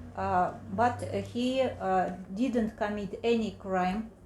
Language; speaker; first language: English; non-native, fluent; Kazakh